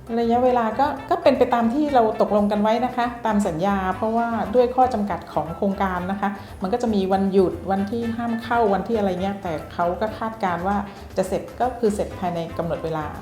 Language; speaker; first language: Thai; native; Thai